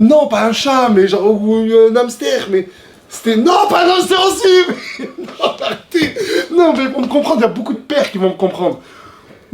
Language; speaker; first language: French; native; French